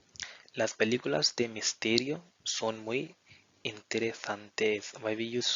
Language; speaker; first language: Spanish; non-native, fluent; Hindi